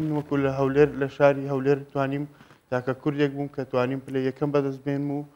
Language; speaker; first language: Central Kurdish; native; Central Kurdish